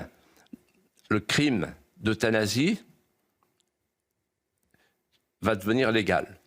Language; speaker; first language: French; native; French